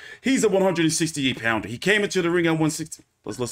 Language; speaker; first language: English; native; English